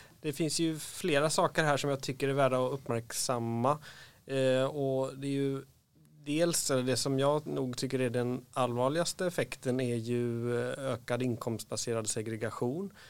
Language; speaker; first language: Swedish; native; Swedish